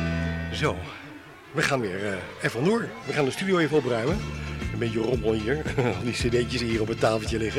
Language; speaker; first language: Dutch; native; Dutch